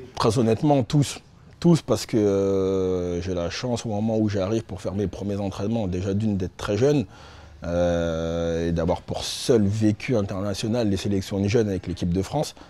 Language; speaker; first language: French; native; French